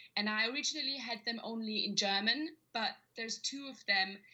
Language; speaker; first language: English; non-native, fluent; German